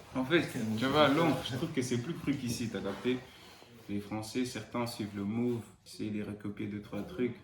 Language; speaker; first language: French; non-native, fluent; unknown